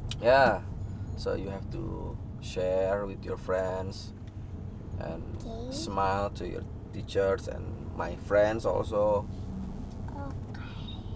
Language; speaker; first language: English; non-native, fluent; Indonesian